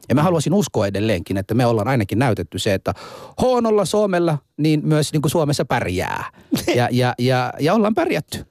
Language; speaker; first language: Finnish; non-native, fluent; Arabic